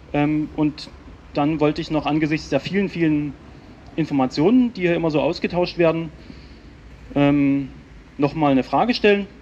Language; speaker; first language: German; native; German